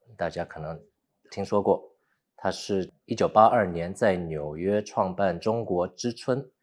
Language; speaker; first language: Chinese; early bilingual, heritage; Chinese